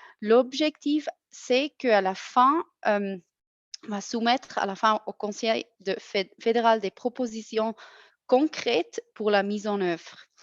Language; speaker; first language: French; non-native, local second language; German